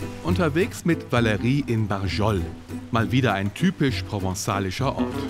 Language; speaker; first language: German; native; German